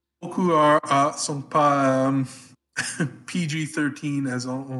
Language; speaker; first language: French; non-native, fluent; English